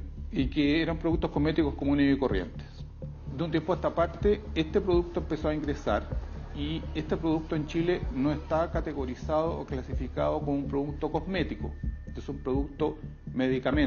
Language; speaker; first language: Spanish; native; Spanish